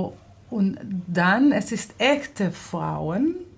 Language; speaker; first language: German; non-native, fluent; Hebrew